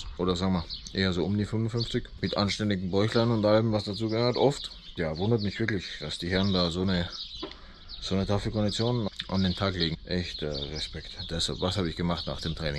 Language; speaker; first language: German; native; German